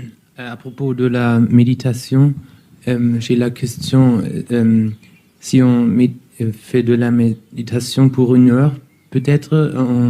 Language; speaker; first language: French; non-native, learner; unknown